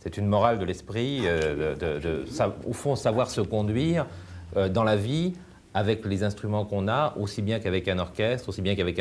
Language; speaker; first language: French; native; French